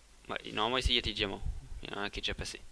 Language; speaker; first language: French; native; French